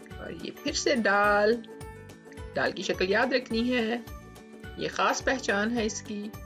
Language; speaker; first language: Urdu; native; Urdu